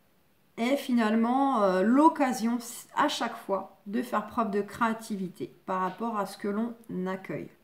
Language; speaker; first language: French; native; French